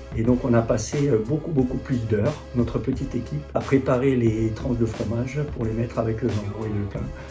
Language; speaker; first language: French; native; French